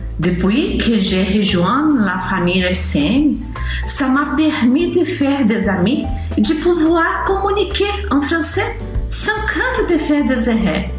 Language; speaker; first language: French; non-native, learner; Portuguese